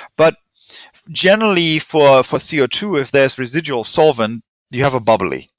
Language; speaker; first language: English; non-native, fluent; German